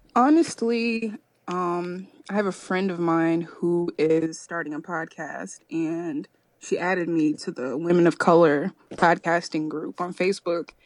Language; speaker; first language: English; native; English